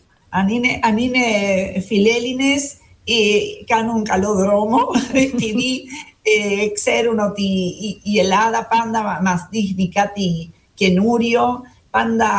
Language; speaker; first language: Greek; non-native, fluent; Spanish